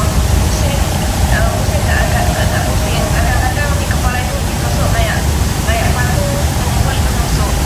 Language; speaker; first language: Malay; non-native, local second language; Javanese